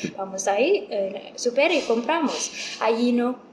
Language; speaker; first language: Spanish; non-native, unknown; Amharic